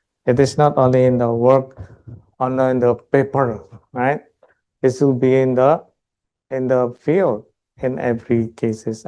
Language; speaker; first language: English; non-native, local second language; Indonesian